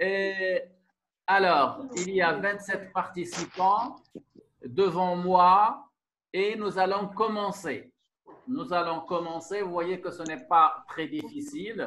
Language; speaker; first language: French; non-native, local second language; Arabic